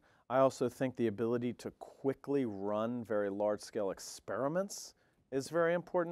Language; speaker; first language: English; native; English